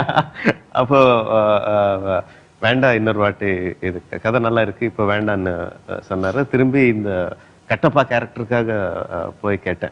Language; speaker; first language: Tamil; non-native, fluent; Telugu